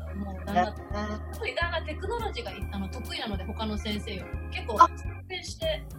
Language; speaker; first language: Japanese; native; Japanese